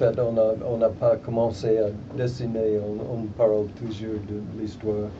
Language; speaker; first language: French; non-native, fluent; English